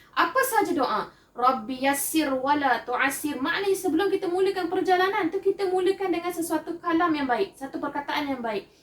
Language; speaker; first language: Malay; native; Malay